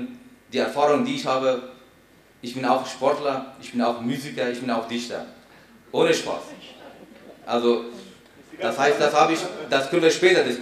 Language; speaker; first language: German; non-native, fluent; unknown